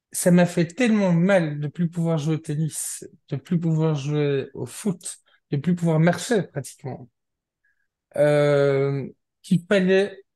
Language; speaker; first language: French; native; French